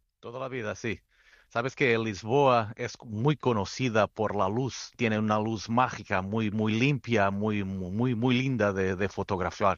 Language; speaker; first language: Spanish; non-native, fluent; Portuguese